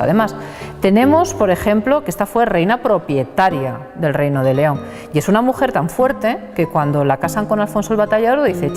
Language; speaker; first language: Spanish; native; Spanish